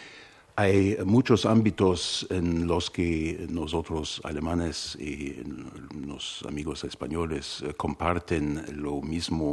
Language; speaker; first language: Spanish; non-native, fluent; German